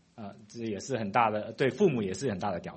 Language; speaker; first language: Chinese; non-native, fluent; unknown